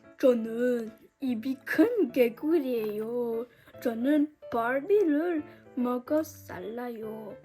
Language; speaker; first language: Korean; early bilingual, heritage; French